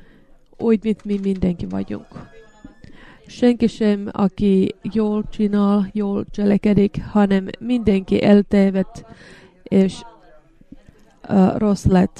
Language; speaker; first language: Hungarian; non-native, learner; Finnish